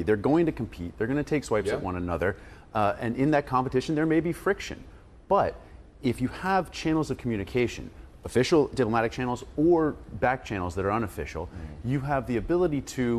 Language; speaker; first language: English; native; English